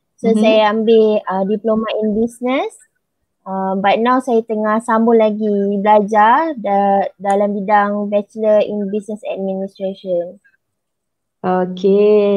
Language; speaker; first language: Malay; native; Malay